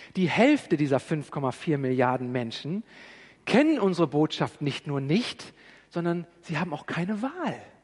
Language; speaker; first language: German; native; German